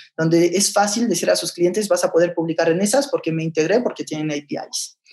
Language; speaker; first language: Spanish; non-native, fluent; French